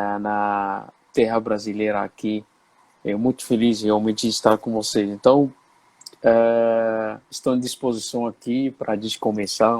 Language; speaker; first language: Portuguese; non-native, fluent; Arabic